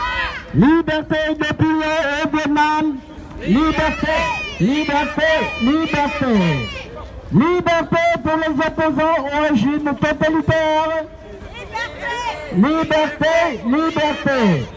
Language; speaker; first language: French; non-native, fluent; Vietnamese